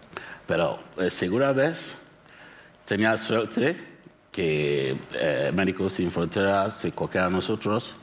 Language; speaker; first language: Spanish; non-native, learner; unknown